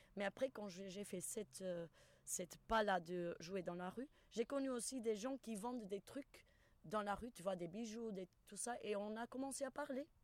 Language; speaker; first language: French; non-native, fluent; Portuguese